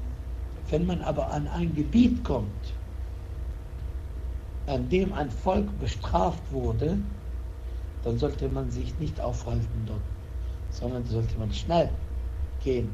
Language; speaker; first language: German; non-native, fluent; Arabic